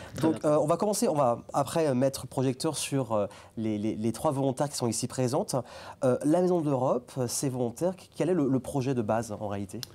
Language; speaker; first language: French; native; French